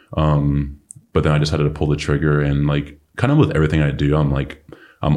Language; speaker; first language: English; native; English